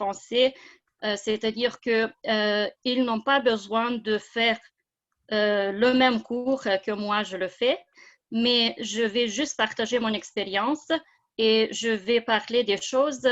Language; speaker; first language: French; non-native, fluent; Lithuanian